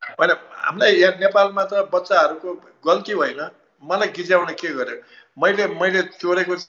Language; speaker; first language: English; non-native, local second language; Nepali